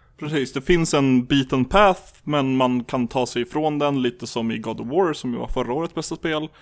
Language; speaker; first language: Swedish; native; Swedish